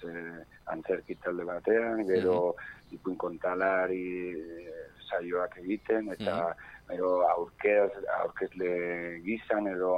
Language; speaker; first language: Basque; non-native, local second language; Spanish